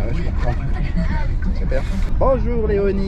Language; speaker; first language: French; native; French